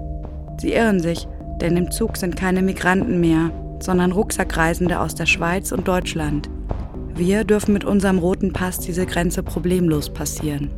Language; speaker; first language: German; native; German